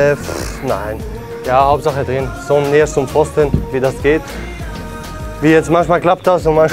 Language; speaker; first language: German; non-native, fluent; Swedish